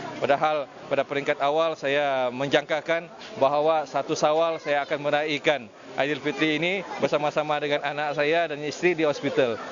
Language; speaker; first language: Malay; native; Malay